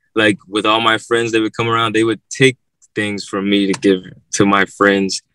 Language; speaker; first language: English; native; English